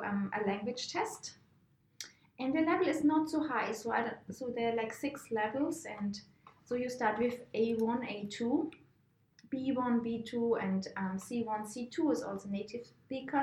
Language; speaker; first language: English; non-native, fluent; German